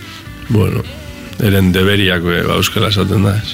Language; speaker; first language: Basque; native; Basque